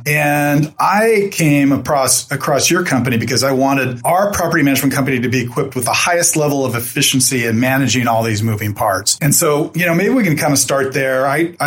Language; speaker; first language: English; native; English